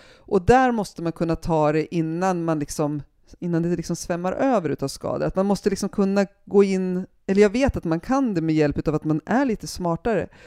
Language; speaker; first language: Swedish; native; Swedish